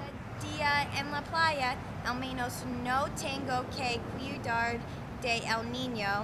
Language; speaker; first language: Spanish; non-native, learner; English